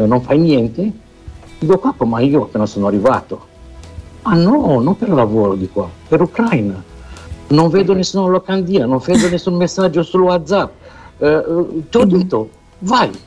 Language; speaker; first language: Italian; non-native, fluent; Romanian